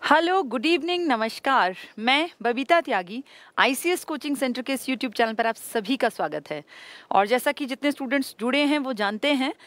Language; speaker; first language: Hindi; native; Hindi